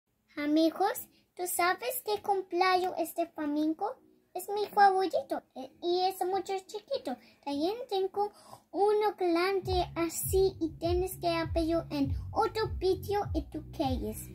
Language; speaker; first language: Spanish; early bilingual, heritage; English